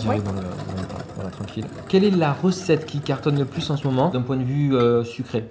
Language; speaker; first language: French; native; French